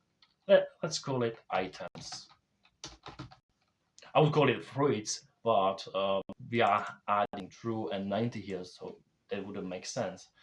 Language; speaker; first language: English; non-native, fluent; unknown